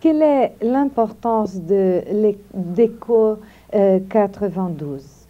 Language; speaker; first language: French; non-native, fluent; Portuguese